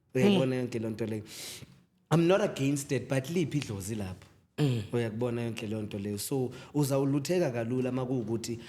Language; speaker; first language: Zulu; native; Zulu